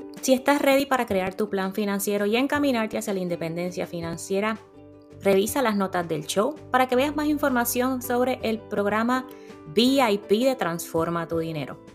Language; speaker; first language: Spanish; native; Spanish